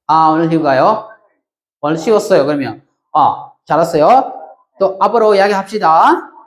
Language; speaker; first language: Korean; non-native, fluent; Sinhala